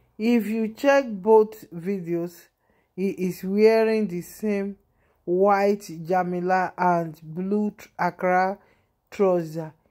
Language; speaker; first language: Nigerian Pidgin; non-native, local second language; Yoruba